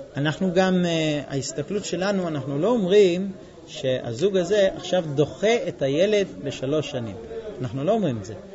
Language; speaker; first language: Hebrew; non-native, fluent; English